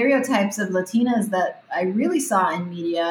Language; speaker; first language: English; early bilingual, other home language; Spanish